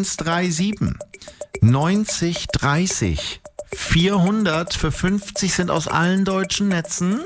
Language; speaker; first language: German; native; German